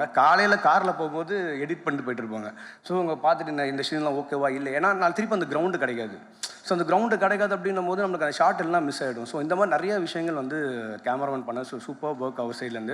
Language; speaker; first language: Tamil; native; Tamil